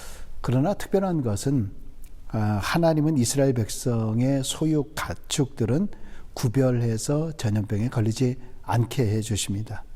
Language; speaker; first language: Korean; native; Korean